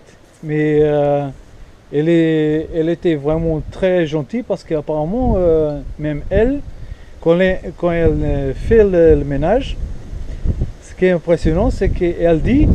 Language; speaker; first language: French; non-native, fluent; Portuguese